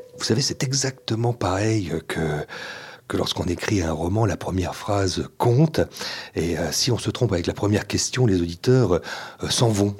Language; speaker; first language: French; native; French